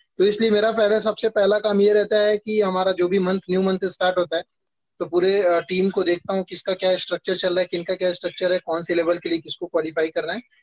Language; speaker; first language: Hindi; native; Hindi